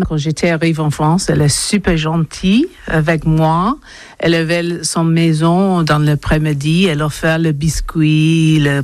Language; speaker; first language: French; non-native, learner; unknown